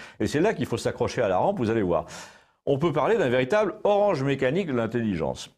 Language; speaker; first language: French; native; French